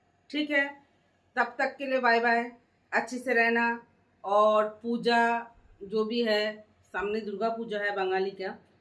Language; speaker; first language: Hindi; non-native, local second language; Bangla